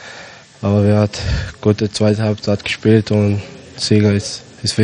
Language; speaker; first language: German; non-native, learner; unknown